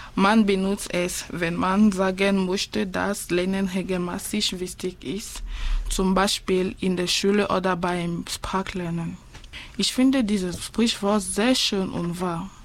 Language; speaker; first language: German; non-native, fluent; French